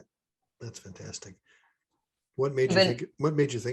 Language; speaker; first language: English; native; English